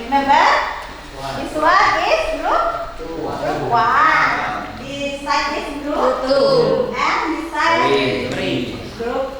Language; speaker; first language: English; non-native, learner; Indonesian